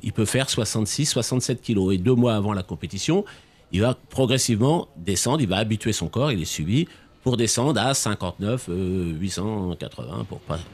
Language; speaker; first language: French; native; French